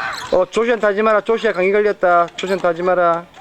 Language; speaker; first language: Korean; native; Korean